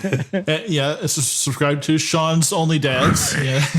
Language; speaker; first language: English; native; English